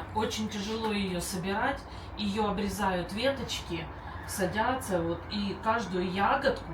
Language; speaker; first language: Russian; native; Russian